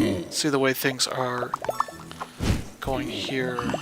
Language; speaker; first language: English; native; English